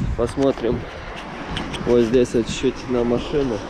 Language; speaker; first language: Russian; non-native, fluent; Romanian